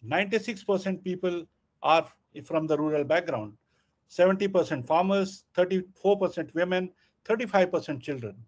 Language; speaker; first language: English; non-native, local second language; Hindi